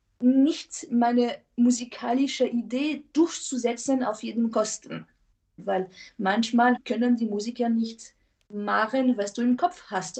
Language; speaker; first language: German; non-native, fluent; French